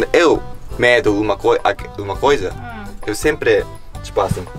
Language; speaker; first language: Portuguese; non-native, learner; Japanese